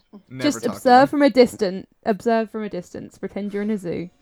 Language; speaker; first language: English; native; English